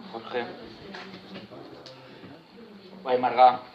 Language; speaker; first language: Basque; non-native, local second language; Spanish